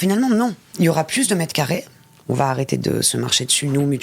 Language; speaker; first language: French; native; French